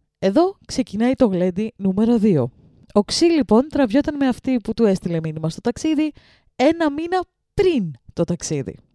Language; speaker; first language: Greek; early bilingual, other home language; Russian